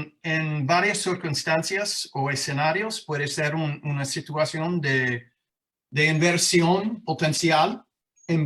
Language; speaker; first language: Spanish; non-native, fluent; English